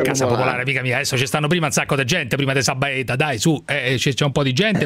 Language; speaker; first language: Italian; native; Italian